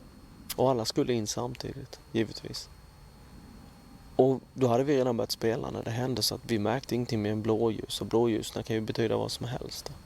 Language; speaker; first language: Swedish; native; Swedish